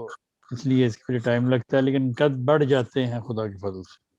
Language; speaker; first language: Urdu; native; Urdu